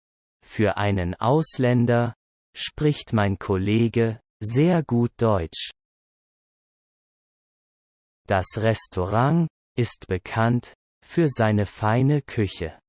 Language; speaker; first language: German; non-native, learner; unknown